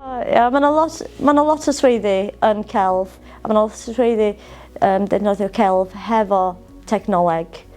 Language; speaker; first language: Welsh; non-native, local second language; English